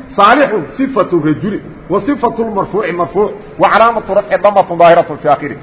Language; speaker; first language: Arabic; non-native, fluent; Somali